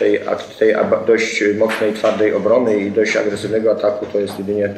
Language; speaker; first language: Polish; native; Polish